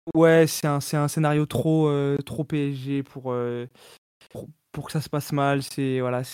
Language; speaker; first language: French; native; French